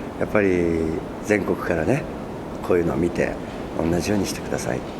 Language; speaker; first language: Japanese; native; Japanese